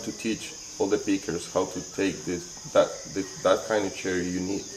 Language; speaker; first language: English; non-native, fluent; Spanish